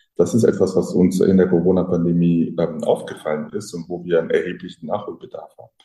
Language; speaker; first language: German; early bilingual, other home language; French